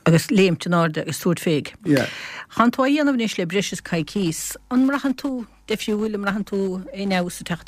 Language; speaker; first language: Irish; native; Irish